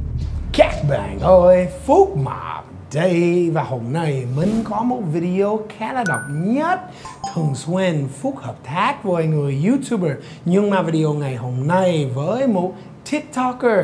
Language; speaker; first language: Vietnamese; non-native, fluent; English